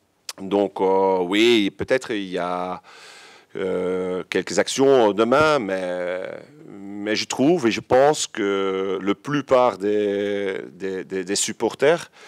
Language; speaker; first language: French; non-native, local second language; Dutch